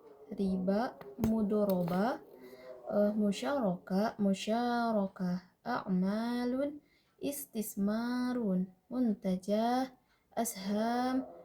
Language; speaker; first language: Arabic; non-native, learner; Indonesian